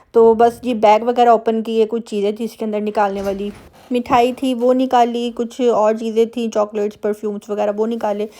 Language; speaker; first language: Urdu; native; Urdu